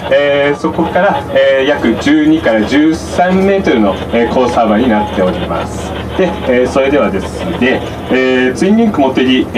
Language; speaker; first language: Japanese; native; Japanese